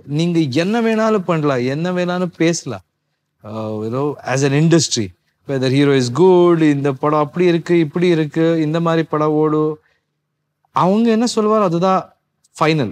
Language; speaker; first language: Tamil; non-native, local second language; Kannada